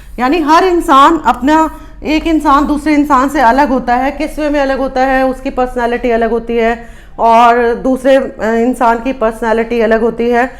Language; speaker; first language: Hindi; native; Hindi